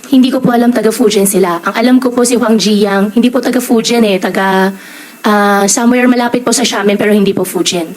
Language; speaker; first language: Filipino; native; Filipino